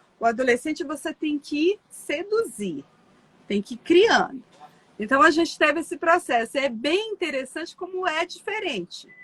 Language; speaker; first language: Portuguese; native; Portuguese